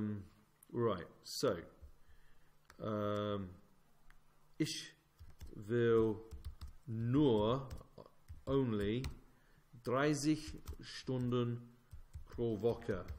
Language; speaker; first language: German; non-native, fluent; English